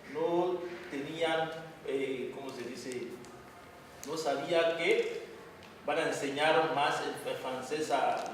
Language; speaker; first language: Spanish; non-native, fluent; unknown